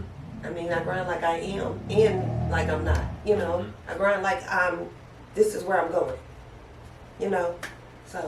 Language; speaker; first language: English; native; English